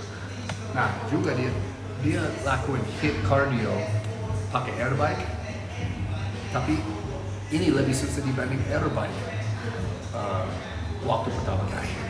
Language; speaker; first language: Indonesian; non-native, fluent; English